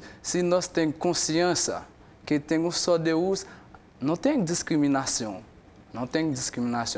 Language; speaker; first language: Portuguese; non-native, learner; Haitian Creole